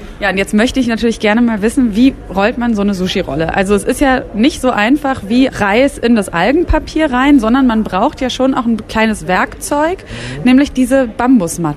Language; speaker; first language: German; native; German